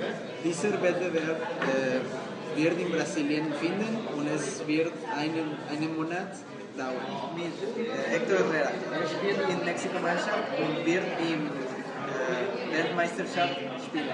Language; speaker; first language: German; non-native, learner; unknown